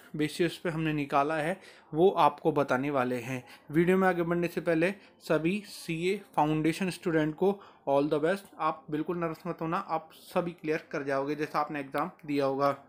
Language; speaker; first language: Hindi; native; Hindi